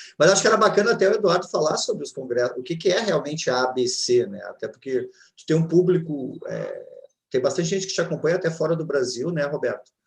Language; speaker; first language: Portuguese; native; Portuguese